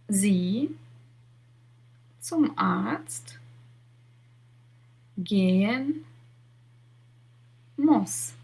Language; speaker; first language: German; non-native, fluent; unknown